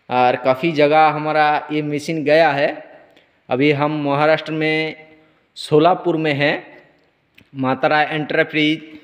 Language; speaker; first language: Hindi; non-native, local second language; Bangla